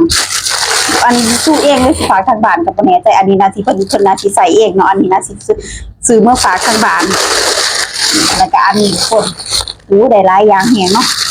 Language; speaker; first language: Thai; non-native, local second language; Lao